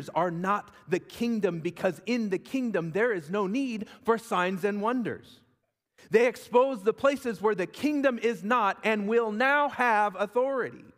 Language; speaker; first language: English; native; English